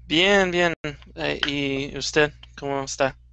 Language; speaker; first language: Spanish; non-native, learner; English